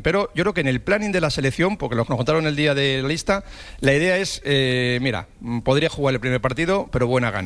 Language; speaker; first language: Spanish; native; Spanish